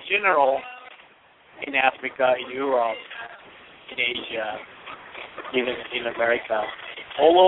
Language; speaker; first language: English; non-native, fluent; Japanese